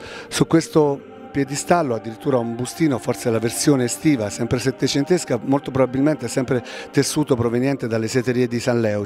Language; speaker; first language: Italian; native; Italian